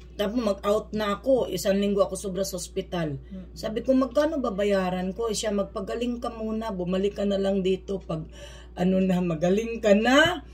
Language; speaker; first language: Filipino; native; Filipino